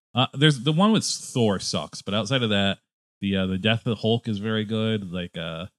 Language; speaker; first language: English; native; English